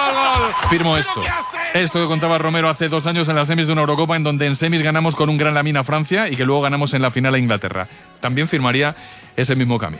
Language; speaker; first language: Spanish; native; Spanish